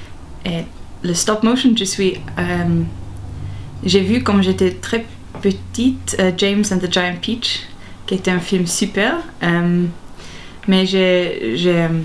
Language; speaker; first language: French; non-native, local second language; German